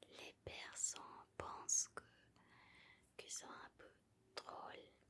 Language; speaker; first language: French; non-native, learner; Spanish